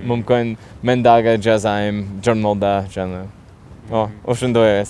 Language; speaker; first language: Kyrgyz; non-native, learner; English